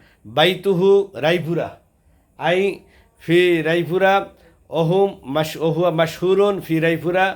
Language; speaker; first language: Arabic; non-native, learner; Bangla